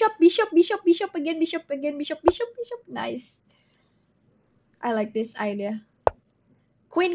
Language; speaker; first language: English; non-native, fluent; Indonesian